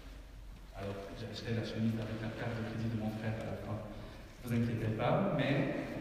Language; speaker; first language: French; non-native, fluent; Arabic